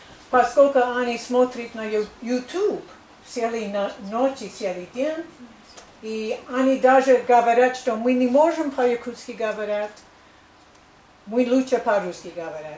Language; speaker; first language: Russian; non-native, learner; English